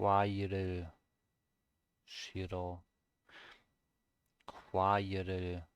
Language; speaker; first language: Korean; non-native, learner; German